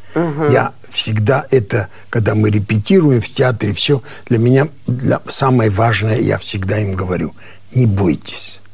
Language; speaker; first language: Russian; non-native, local second language; Armenian